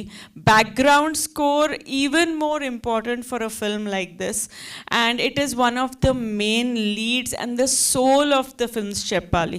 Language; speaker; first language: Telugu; non-native, local second language; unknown